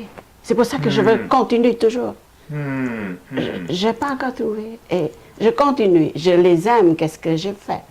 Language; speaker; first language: French; non-native, fluent; Khmer